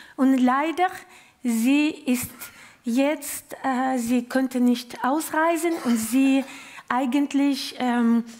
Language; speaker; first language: German; non-native, learner; Ukrainian